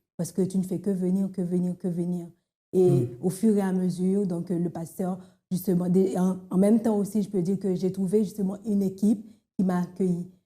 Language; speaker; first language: French; non-native, local second language; Haitian Creole